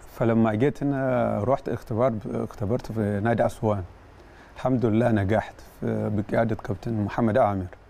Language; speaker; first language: Arabic; non-native, fluent; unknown